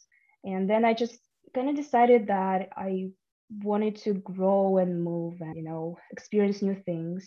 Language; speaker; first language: English; non-native, fluent; Russian